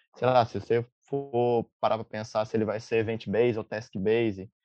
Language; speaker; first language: Portuguese; native; Portuguese